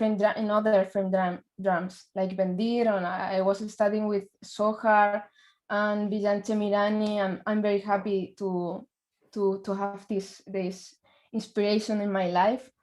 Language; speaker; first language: English; non-native, learner; Spanish